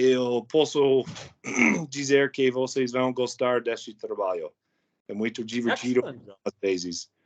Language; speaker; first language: Portuguese; non-native, learner; English